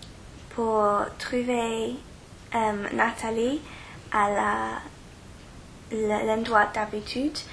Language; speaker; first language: French; non-native, learner; English